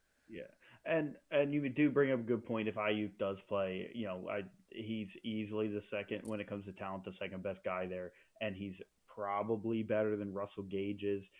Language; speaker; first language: English; native; English